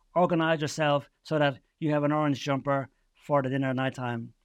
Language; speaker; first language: English; native; English